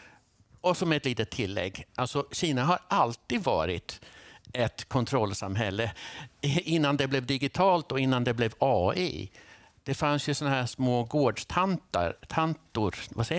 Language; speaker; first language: Swedish; native; Swedish